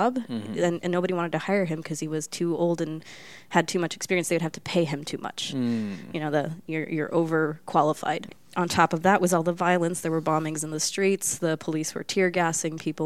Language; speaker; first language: English; early bilingual, other home language; Spanish